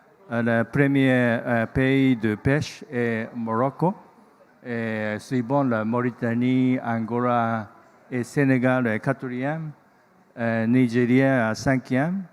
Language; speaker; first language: French; non-native, learner; Japanese